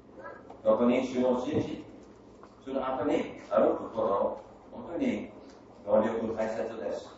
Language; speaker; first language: Japanese; non-native, fluent; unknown